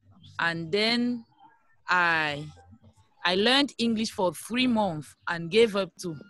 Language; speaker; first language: English; non-native, learner; French